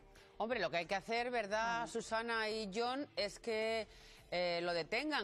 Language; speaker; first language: Spanish; native; Spanish